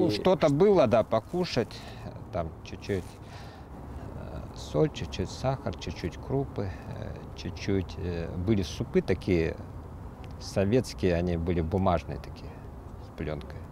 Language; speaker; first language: Russian; native; Russian